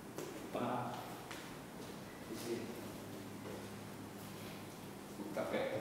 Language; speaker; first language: French; non-native, learner; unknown